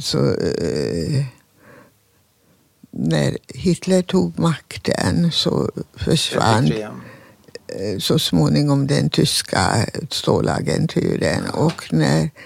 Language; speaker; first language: Swedish; non-native, fluent; Hungarian